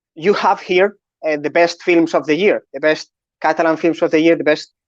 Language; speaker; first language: English; non-native, fluent; Catalan